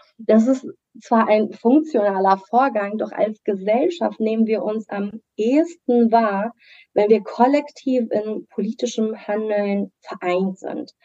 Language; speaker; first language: German; early bilingual, other home language; Persian